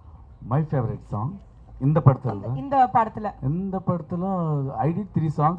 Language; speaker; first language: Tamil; non-native, learner; Telugu